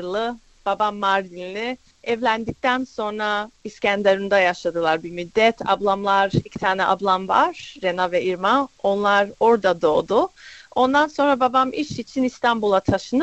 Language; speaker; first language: Turkish; early bilingual, other home language; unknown